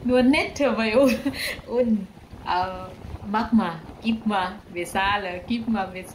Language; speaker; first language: German; non-native, learner; Thai